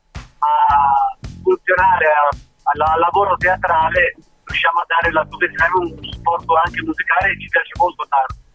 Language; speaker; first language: Italian; native; Italian